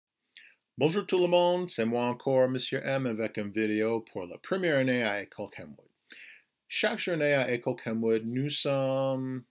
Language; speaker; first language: French; non-native, fluent; English